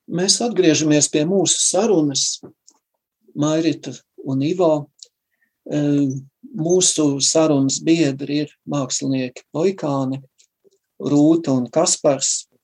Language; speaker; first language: Latvian; native; Latvian